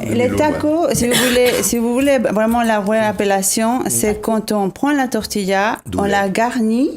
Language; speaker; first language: French; non-native, fluent; Spanish